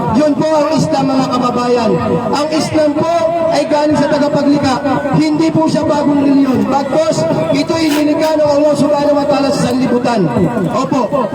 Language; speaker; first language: Filipino; native; Filipino